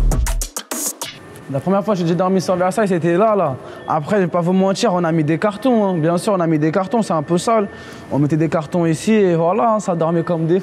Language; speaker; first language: French; early bilingual, other home language; Portuguese